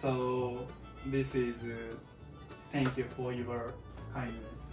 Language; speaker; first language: English; non-native, learner; Japanese